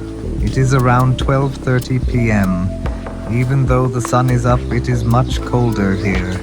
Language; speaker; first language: English; non-native, local second language; Sinhala